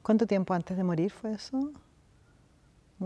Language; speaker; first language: Spanish; native; Spanish